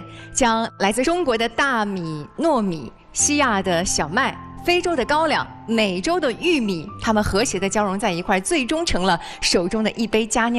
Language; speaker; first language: Chinese; native; Chinese